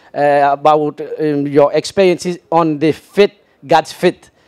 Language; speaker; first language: English; non-native, learner; Haitian Creole